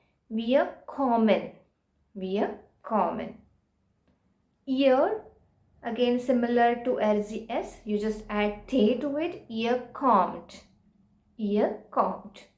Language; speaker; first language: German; non-native, fluent; Marathi